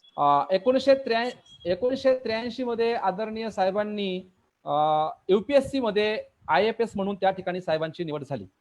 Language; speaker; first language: Marathi; native; Marathi